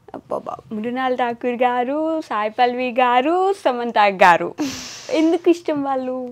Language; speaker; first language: Telugu; native; Telugu